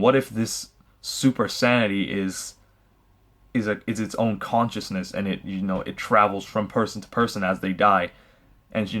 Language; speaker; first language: English; native; English